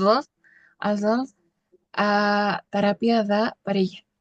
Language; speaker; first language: Catalan; non-native, learner; Spanish